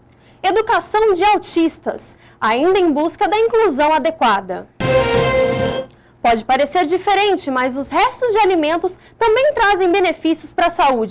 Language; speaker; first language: Portuguese; native; Portuguese